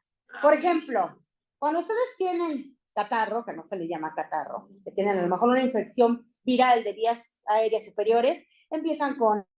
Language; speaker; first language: Spanish; native; Spanish